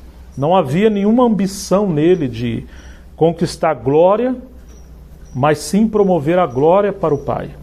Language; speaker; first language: Portuguese; native; Portuguese